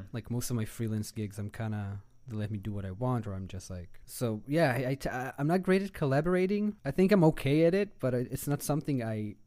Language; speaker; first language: English; non-native, fluent; Hebrew